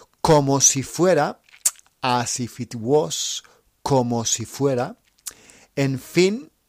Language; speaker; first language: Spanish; non-native, fluent; English